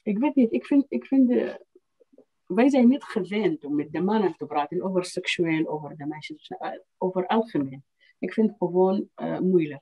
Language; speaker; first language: Dutch; non-native, fluent; Arabic